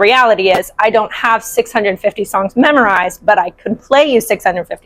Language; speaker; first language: English; native; English